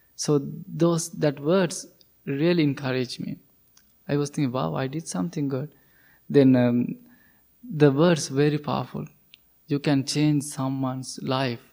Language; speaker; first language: English; non-native, local second language; Sinhala